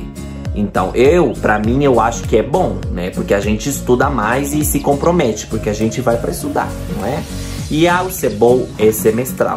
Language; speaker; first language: Portuguese; non-native, fluent; Spanish